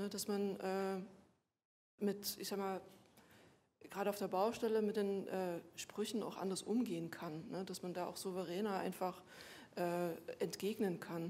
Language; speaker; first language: German; native; German